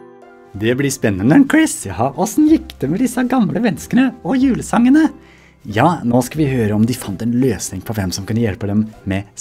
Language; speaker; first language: Norwegian; native; Norwegian